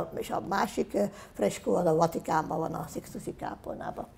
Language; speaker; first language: Hungarian; native; Hungarian